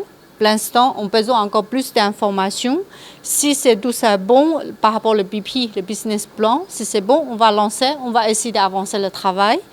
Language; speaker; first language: French; non-native, learner; Chinese